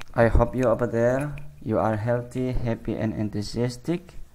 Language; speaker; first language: English; non-native, fluent; Indonesian